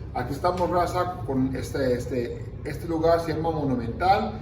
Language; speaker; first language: Spanish; early bilingual, other home language; English